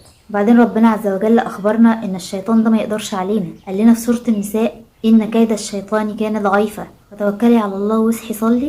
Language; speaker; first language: Arabic; native; Arabic